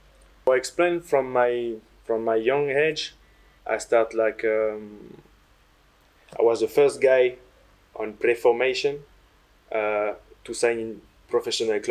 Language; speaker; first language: English; non-native, learner; French